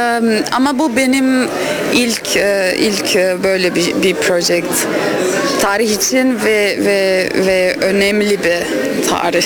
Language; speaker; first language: Turkish; non-native, learner; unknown